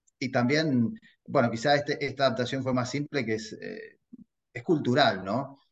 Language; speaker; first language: Spanish; native; Spanish